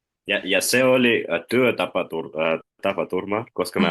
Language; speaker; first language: Finnish; non-native, learner; Russian